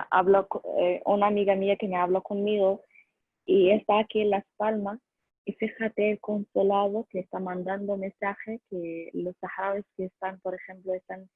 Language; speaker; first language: Spanish; non-native, learner; Arabic